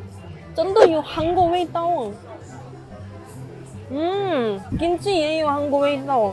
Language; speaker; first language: Chinese; non-native, fluent; Korean